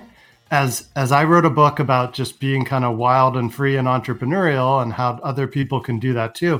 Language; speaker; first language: English; native; English